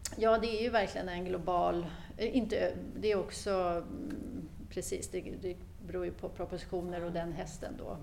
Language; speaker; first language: Swedish; native; Swedish